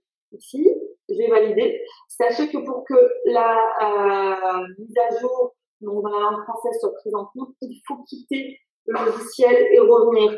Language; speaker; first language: French; native; French